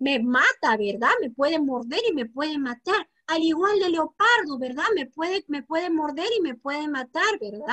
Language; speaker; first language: Spanish; native; Spanish